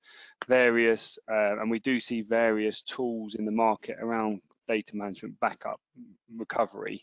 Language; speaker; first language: English; native; English